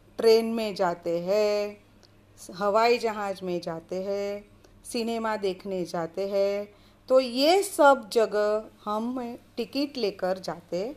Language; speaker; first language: Hindi; non-native, local second language; Gujarati